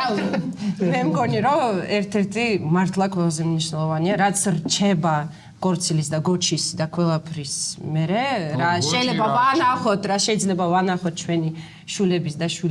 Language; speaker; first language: Georgian; non-native, fluent; Russian